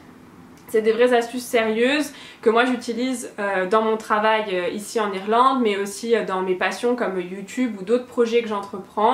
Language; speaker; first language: French; native; French